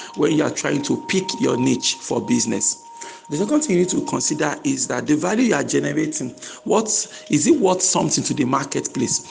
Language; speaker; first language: English; non-native, local second language; Yoruba